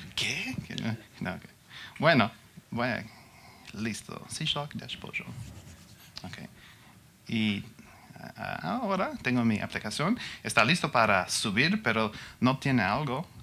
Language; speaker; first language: Spanish; non-native, learner; English